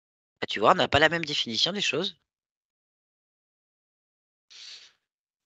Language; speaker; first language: French; native; French